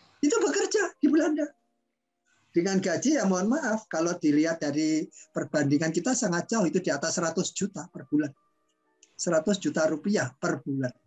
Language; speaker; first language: Indonesian; non-native, local second language; Javanese